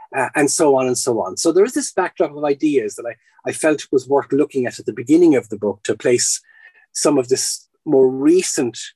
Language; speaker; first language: English; native; English